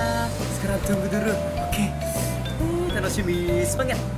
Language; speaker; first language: Indonesian; non-native, learner; Japanese